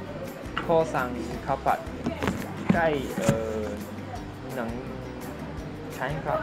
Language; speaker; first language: Thai; non-native, learner; Chinese